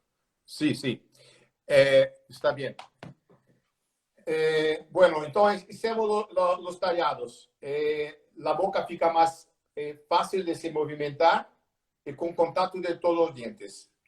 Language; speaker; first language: Spanish; non-native, learner; Portuguese